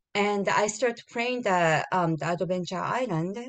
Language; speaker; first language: English; non-native, learner; Japanese